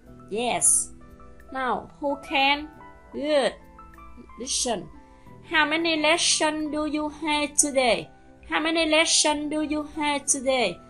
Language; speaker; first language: English; non-native, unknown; Vietnamese